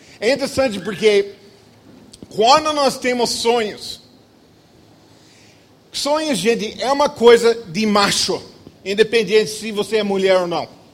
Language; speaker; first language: Portuguese; non-native, fluent; English